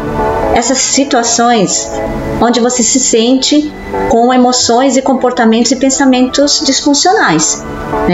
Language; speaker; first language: Portuguese; native; Portuguese